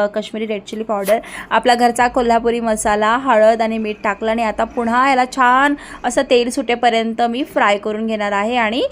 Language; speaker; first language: Marathi; early bilingual, other home language; Hindi